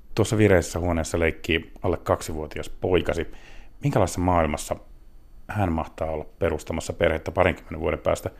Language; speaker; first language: Finnish; native; Finnish